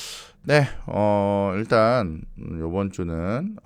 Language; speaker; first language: Korean; native; Korean